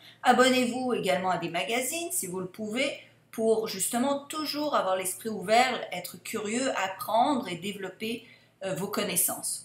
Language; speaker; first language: French; native; French